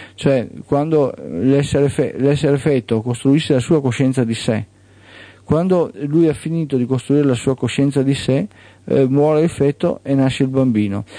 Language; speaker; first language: Italian; native; Italian